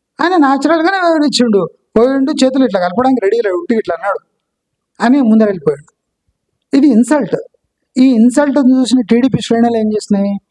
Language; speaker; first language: Telugu; non-native, local second language; Kannada